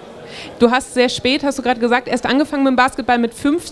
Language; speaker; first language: German; native; German